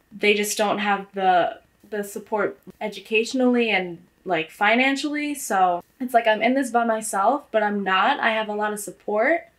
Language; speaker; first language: English; native; English